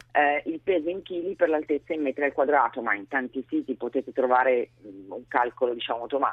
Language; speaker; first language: Italian; native; Italian